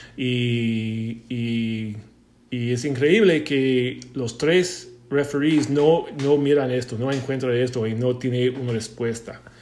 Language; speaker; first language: Spanish; non-native, learner; English